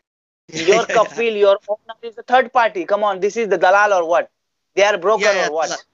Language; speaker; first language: English; non-native, fluent; Bangla